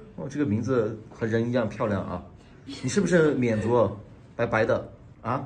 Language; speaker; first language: Chinese; native; Chinese